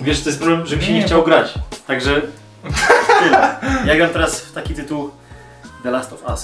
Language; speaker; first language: Polish; native; Polish